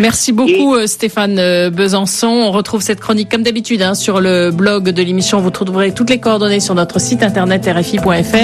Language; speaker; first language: French; native; French